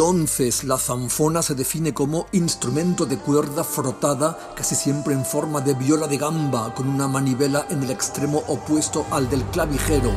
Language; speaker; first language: Spanish; native; Spanish